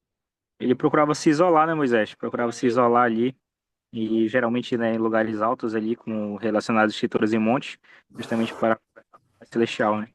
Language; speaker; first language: Portuguese; native; Portuguese